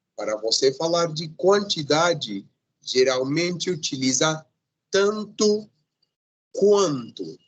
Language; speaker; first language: Portuguese; non-native, fluent; Spanish